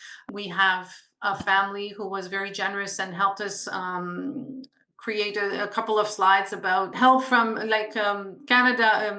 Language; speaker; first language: English; non-native, local second language; French